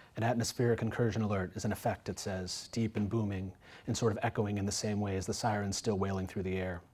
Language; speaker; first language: English; native; English